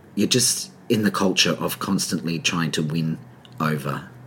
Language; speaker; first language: English; native; English